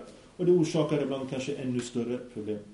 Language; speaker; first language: Swedish; early bilingual, other home language; Arabic